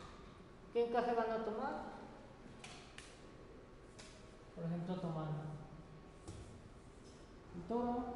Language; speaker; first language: Spanish; native; Spanish